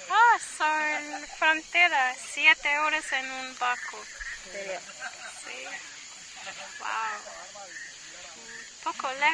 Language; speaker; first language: Spanish; non-native, learner; English